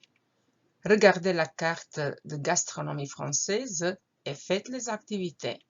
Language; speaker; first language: French; non-native, fluent; Croatian